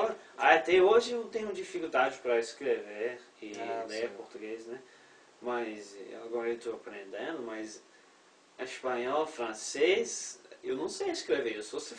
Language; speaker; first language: Portuguese; non-native, fluent; English